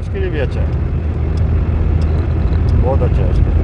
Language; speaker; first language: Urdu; non-native, local second language; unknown